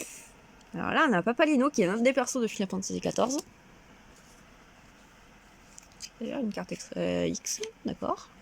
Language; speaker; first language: French; native; French